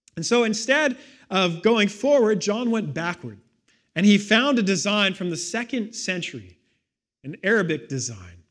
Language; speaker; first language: English; native; English